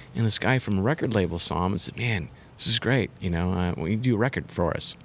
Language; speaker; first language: English; native; English